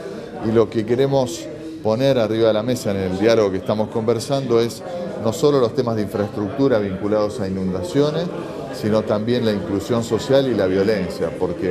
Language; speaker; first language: Spanish; native; Spanish